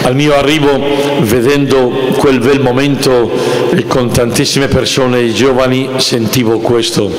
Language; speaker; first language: Italian; non-native, fluent; Spanish